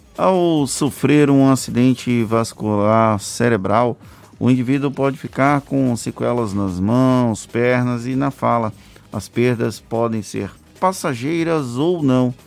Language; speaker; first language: Portuguese; native; Portuguese